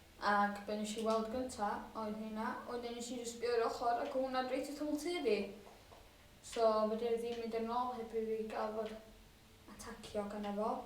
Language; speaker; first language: Welsh; native; Welsh